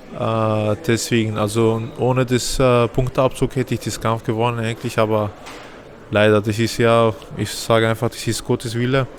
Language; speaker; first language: German; non-native, fluent; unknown